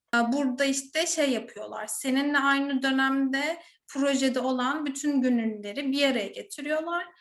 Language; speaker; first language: Turkish; native; Turkish